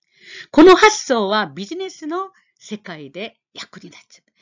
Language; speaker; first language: Japanese; non-native, fluent; Korean